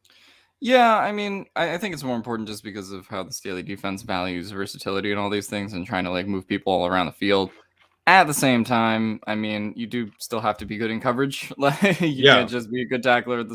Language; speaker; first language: English; native; English